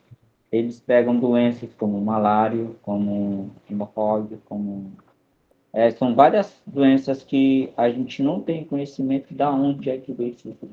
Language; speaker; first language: Portuguese; non-native, local second language; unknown